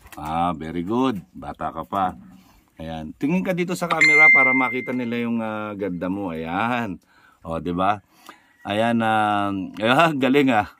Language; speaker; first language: Filipino; native; Filipino